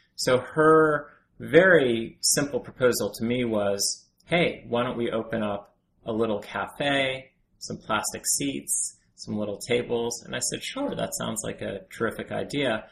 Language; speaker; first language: English; native; English